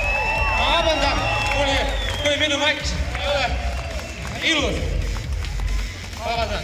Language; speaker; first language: Estonian; non-native, learner; Georgian